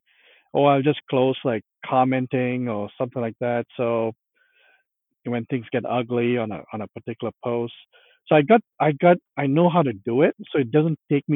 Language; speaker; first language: English; non-native, local second language; Punjabi